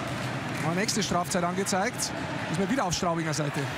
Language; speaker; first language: German; native; German